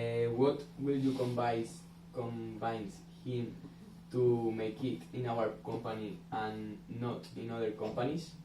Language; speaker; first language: English; non-native, learner; Spanish